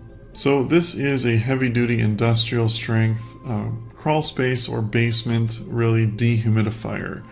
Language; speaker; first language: English; native; English